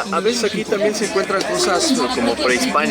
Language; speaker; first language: Spanish; native; Spanish